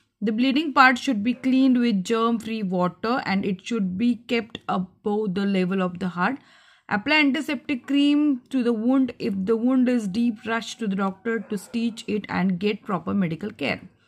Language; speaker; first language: English; non-native, local second language; Marathi